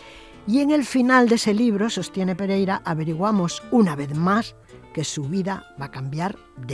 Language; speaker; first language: Spanish; native; Spanish